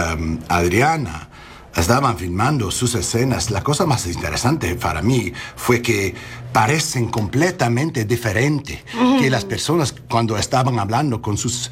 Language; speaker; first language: Spanish; non-native, learner; English